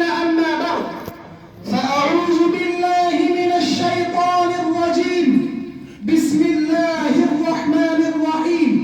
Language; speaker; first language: Arabic; non-native, learner; Urdu